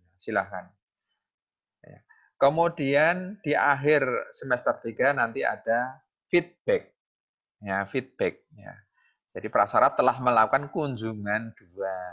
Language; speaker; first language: Indonesian; non-native, local second language; Javanese